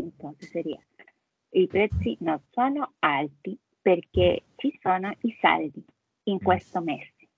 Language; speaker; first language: Italian; non-native, learner; Spanish